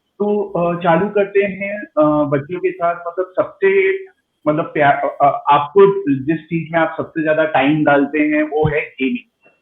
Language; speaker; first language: Hindi; non-native, local second language; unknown